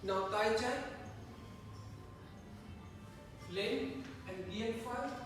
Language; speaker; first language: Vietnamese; non-native, learner; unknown